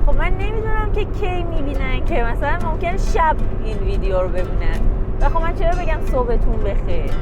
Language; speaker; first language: Persian; native; Persian